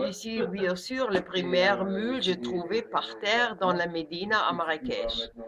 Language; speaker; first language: French; non-native, learner; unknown